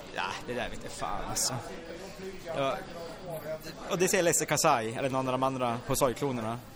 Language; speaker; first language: Swedish; native; Swedish